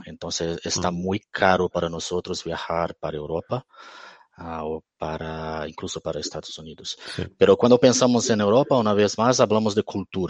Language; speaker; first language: Spanish; non-native, fluent; Portuguese